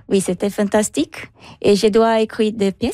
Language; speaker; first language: French; non-native, learner; Portuguese